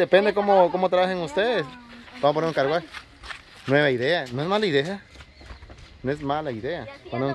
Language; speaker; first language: Spanish; native; Spanish